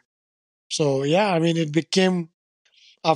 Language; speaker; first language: English; non-native, local second language; Sindhi